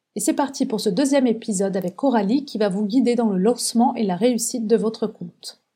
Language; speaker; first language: French; native; French